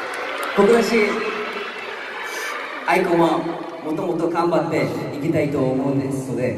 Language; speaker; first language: Japanese; non-native, learner; Korean